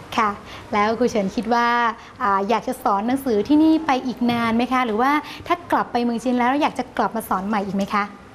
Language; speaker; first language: Thai; native; Thai